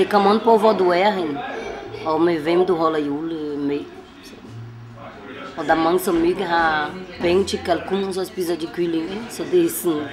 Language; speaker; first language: Danish; non-native, fluent; Portuguese